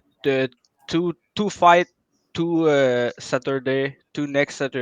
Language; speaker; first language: English; non-native, local second language; French